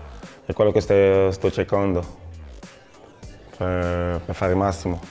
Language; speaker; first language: Italian; non-native, learner; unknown